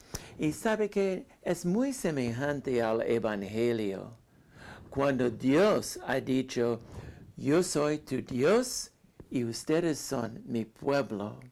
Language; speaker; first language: Spanish; non-native, fluent; English